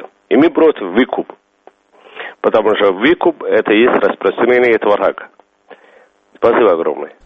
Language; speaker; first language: Russian; non-native, fluent; Somali